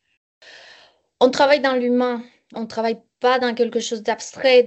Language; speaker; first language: French; non-native, fluent; Spanish